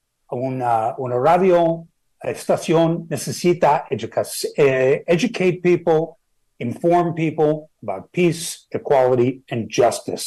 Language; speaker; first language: English; native; English